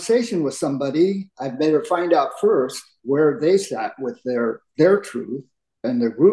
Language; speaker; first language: English; native; English